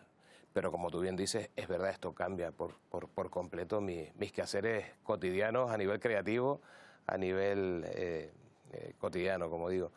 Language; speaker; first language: Spanish; native; Spanish